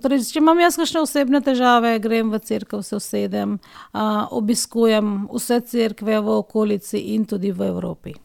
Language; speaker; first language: Slovenian; non-native, fluent; Hindi